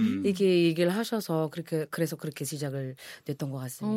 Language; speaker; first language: Korean; non-native, fluent; Filipino